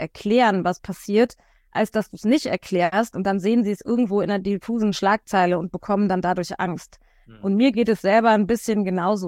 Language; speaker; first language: German; native; German